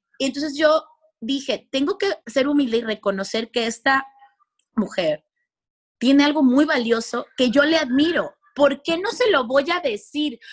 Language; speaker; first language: Spanish; native; Spanish